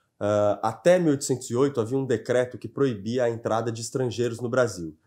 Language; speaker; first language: Portuguese; native; Portuguese